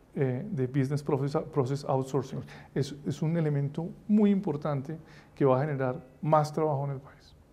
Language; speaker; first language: Spanish; native; Spanish